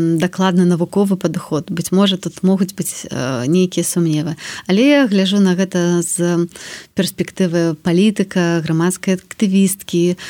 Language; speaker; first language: Belarusian; native; Belarusian